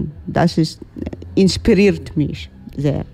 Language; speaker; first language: German; non-native, learner; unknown